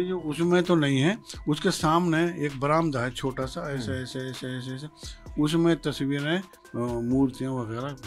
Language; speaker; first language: Hindi; native; Hindi